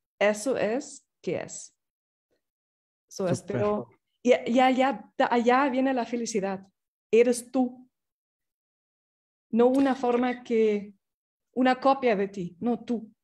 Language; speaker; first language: Spanish; non-native, fluent; English